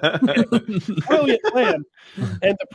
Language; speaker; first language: English; native; English